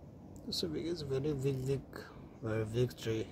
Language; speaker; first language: English; non-native, learner; Nepali